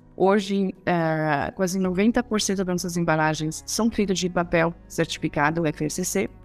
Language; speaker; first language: Portuguese; non-native, fluent; French